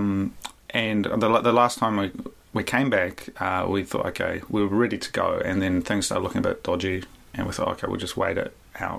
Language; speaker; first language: English; native; English